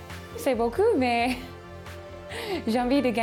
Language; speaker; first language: French; non-native, learner; English